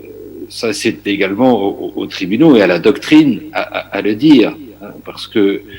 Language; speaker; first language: French; native; French